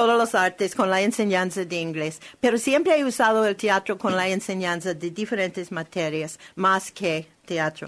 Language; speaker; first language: Spanish; non-native, learner; English